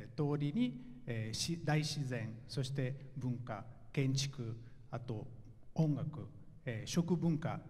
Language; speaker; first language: Japanese; non-native, fluent; Italian